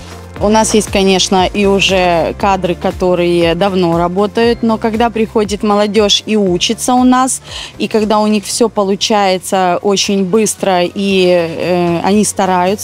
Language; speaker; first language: Russian; native; Russian